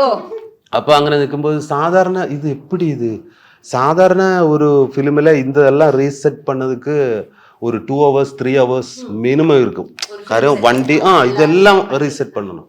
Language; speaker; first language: Tamil; non-native, learner; Malayalam